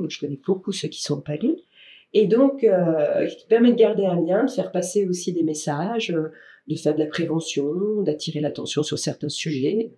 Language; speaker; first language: French; native; French